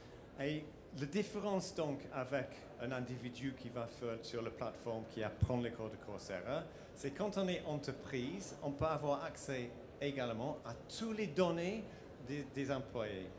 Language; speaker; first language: French; non-native, fluent; English